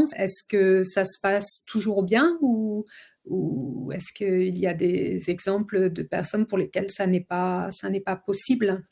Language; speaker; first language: French; native; French